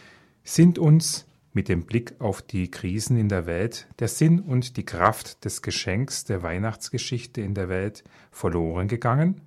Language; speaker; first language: German; native; German